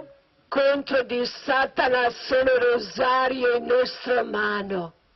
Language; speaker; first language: Italian; non-native, learner; Croatian